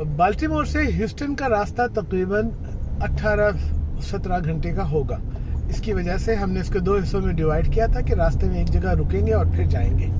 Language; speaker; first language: Urdu; native; Urdu